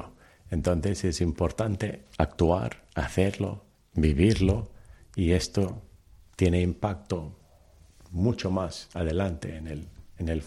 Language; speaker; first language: Spanish; early bilingual, heritage; Telugu